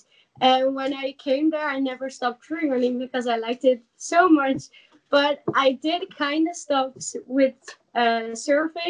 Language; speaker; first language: English; non-native, fluent; Dutch